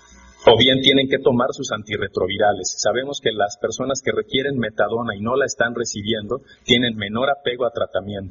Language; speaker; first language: Spanish; native; Spanish